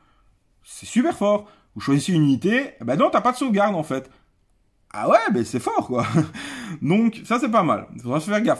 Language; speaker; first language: French; native; French